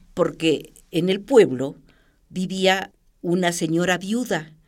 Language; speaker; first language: Spanish; native; Spanish